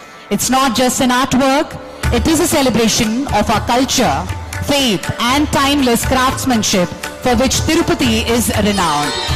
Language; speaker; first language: English; non-native, local second language; Telugu